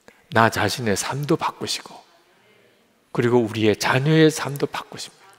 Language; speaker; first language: Korean; native; Korean